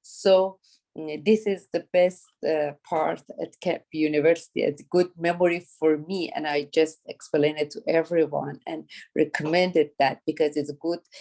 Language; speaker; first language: English; non-native, learner; Persian